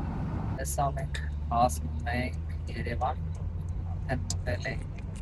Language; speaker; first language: Armenian; non-native, learner; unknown